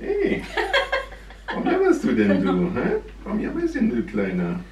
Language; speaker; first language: German; native; German